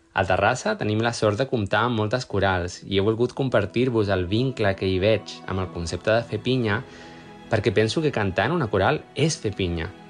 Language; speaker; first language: Catalan; early bilingual, other home language; Spanish